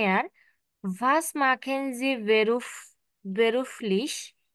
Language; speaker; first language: German; non-native, learner; Bangla